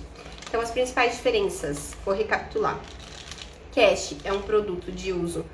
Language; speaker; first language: Portuguese; native; Portuguese